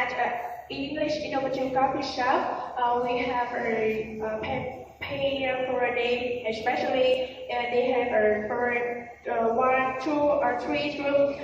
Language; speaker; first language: English; non-native, learner; Vietnamese